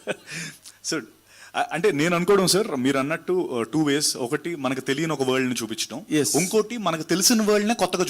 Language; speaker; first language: Telugu; native; Telugu